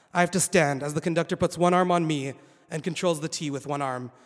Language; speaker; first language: English; non-native, fluent; Arabic